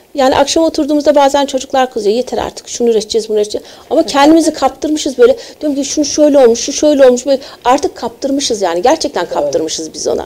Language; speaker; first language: Turkish; native; Turkish